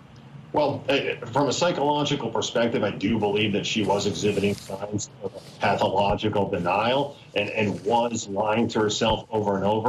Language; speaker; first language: English; native; English